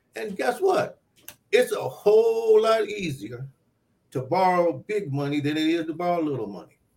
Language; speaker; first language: English; native; English